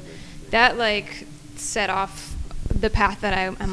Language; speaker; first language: English; non-native, local second language; Spanish